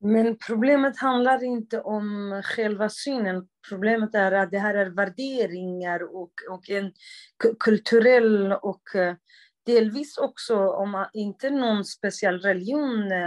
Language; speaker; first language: Swedish; non-native, fluent; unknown